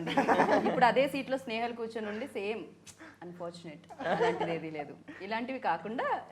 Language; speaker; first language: Telugu; native; Telugu